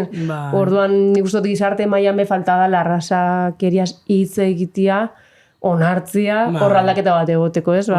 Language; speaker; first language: Basque; native; Basque